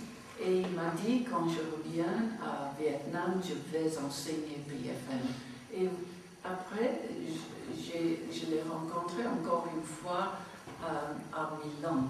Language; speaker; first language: French; non-native, fluent; English